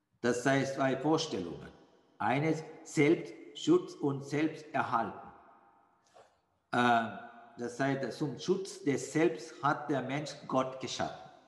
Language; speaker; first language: German; non-native, fluent; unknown